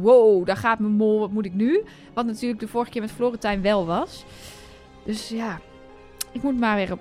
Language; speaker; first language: Dutch; native; Dutch